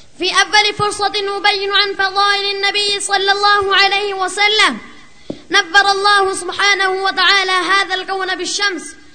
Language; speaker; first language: Arabic; non-native, fluent; Urdu